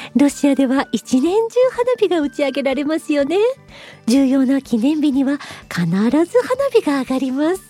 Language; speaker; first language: Japanese; native; Japanese